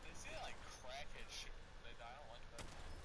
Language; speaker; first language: English; native; English